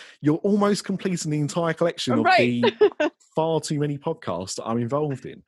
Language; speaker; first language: English; native; English